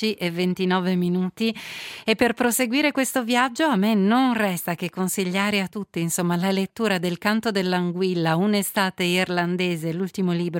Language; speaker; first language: Italian; native; Italian